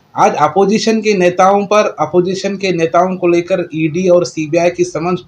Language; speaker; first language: Hindi; non-native, local second language; Marathi